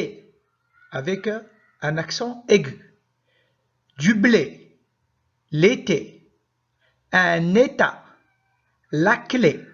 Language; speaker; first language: French; non-native, local second language; Arabic